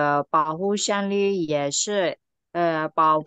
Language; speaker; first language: Chinese; non-native, learner; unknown